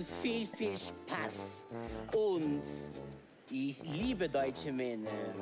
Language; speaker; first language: German; non-native, learner; Portuguese